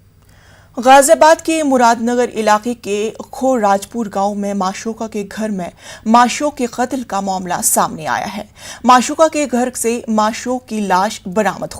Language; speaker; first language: Hindi; native; Hindi